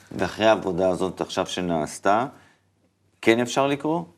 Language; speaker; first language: Hebrew; native; Hebrew